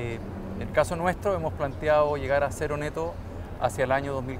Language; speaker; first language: Spanish; native; Spanish